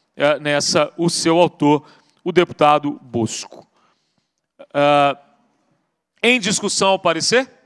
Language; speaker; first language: Portuguese; native; Portuguese